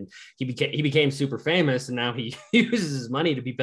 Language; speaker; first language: English; native; English